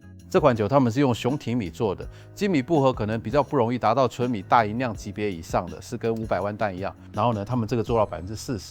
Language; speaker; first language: Chinese; native; Chinese